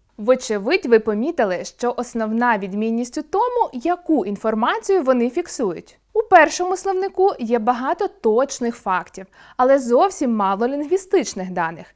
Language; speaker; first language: Ukrainian; native; Ukrainian